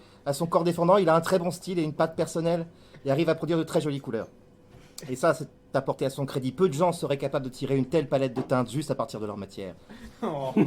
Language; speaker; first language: French; native; French